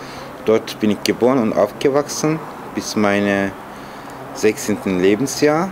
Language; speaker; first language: German; non-native, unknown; Turkish